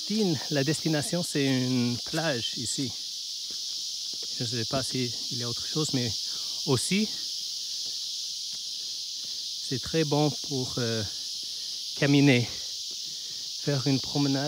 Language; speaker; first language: French; non-native, learner; Chinese